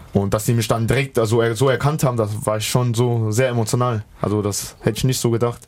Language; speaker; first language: German; native; German